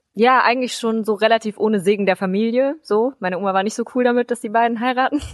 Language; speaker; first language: German; native; German